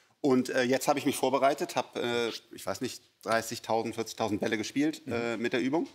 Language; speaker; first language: German; native; German